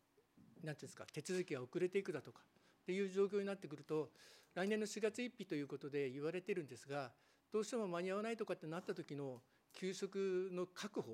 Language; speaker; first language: Japanese; native; Japanese